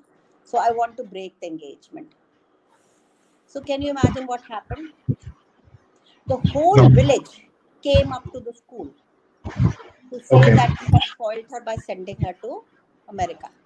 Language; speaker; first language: English; non-native, local second language; Hindi